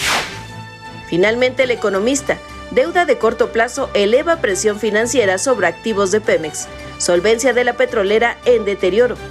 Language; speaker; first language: Spanish; native; Spanish